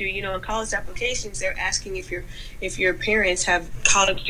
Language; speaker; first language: English; native; English